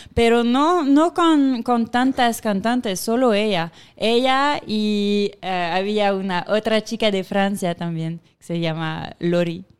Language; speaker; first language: Spanish; non-native, fluent; French